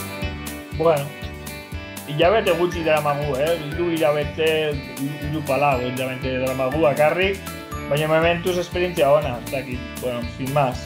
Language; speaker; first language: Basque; non-native, local second language; Spanish